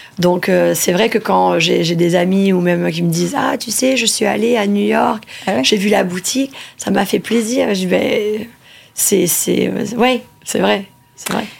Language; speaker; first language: French; early bilingual, other home language; Italian